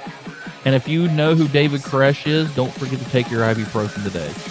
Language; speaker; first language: English; native; English